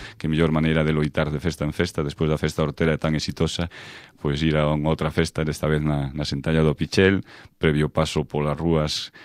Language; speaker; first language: Galician; non-native, local second language; Spanish